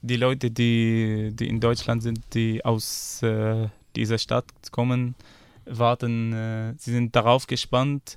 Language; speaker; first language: German; non-native, fluent; Arabic